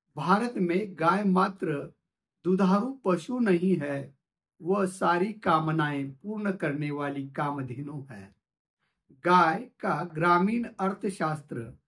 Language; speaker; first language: Hindi; non-native, local second language; Marathi